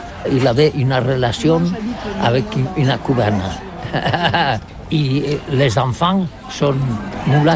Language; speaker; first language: French; non-native, learner; Catalan